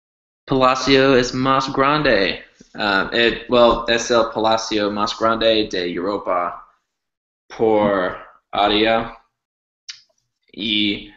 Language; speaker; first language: Spanish; non-native, learner; English